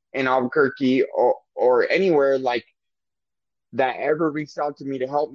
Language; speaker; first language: English; native; English